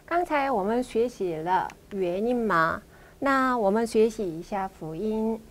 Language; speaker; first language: Chinese; non-native, fluent; Korean